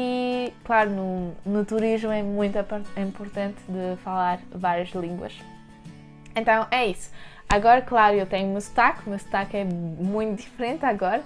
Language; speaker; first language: Portuguese; early bilingual, heritage; French